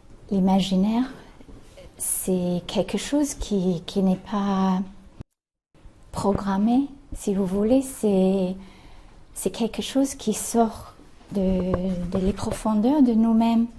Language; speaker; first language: French; non-native, fluent; English